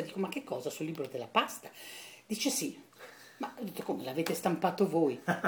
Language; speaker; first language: Italian; native; Italian